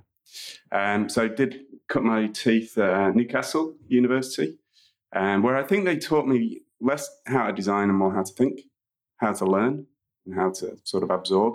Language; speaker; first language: English; native; English